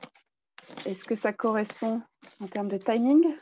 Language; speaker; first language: French; native; French